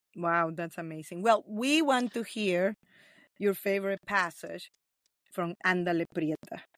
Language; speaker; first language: English; non-native, fluent; Spanish